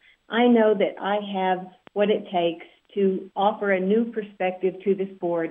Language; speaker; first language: English; native; English